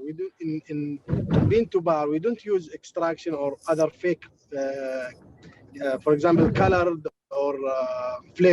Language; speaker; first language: English; non-native, learner; Arabic